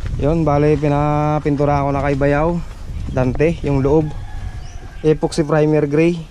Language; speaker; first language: Filipino; non-native, local second language; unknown